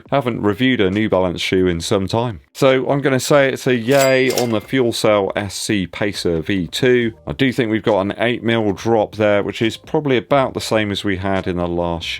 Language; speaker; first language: English; native; English